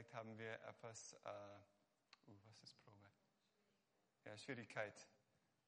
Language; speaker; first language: German; non-native, fluent; Hungarian